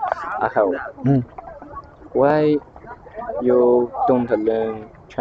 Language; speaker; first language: English; non-native, learner; Chinese